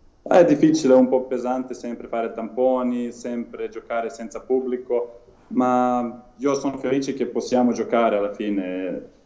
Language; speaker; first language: Italian; non-native, learner; Serbian